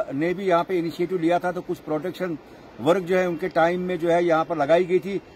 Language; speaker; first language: Hindi; native; Hindi